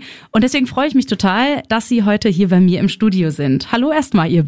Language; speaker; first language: German; native; German